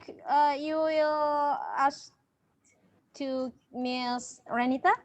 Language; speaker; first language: English; non-native, learner; Indonesian